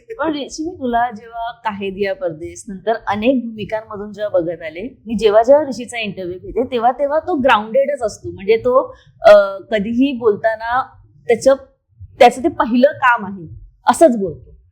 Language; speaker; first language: Marathi; native; Marathi